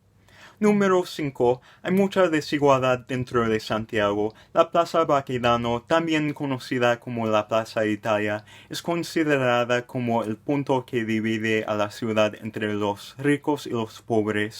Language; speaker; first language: Spanish; non-native, fluent; English